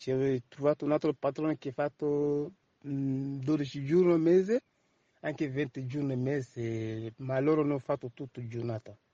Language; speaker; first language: Italian; non-native, learner; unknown